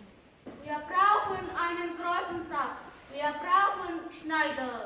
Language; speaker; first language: German; non-native, learner; Mongolian